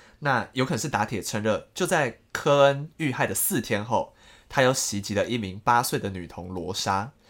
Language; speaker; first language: Chinese; native; Chinese